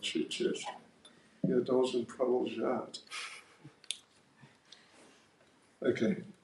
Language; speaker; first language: Russian; non-native, learner; English